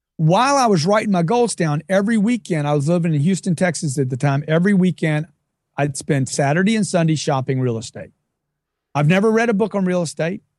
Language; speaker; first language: English; native; English